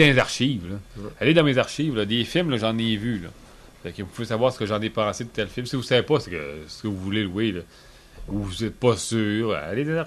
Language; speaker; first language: French; native; French